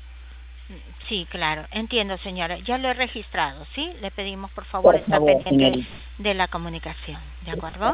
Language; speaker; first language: Spanish; native; Spanish